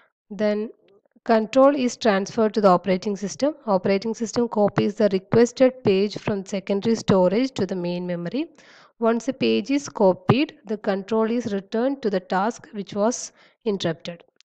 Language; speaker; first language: English; non-native, local second language; Malayalam